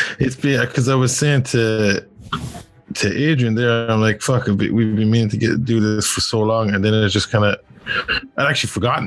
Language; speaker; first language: English; native; English